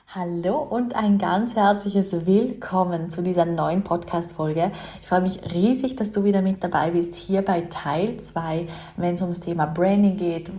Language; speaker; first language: German; native; German